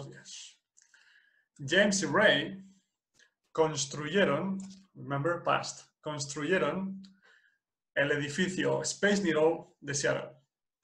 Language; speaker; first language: Spanish; non-native, fluent; English